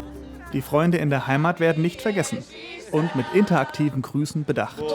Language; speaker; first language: German; native; German